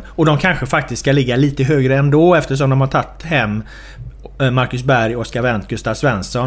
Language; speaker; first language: Swedish; native; Swedish